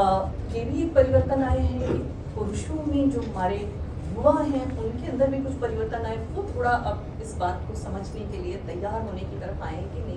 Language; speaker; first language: Hindi; native; Hindi